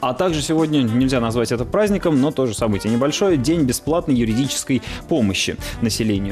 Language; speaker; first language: Russian; native; Russian